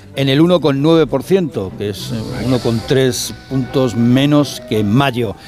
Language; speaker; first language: Spanish; non-native, fluent; Arabic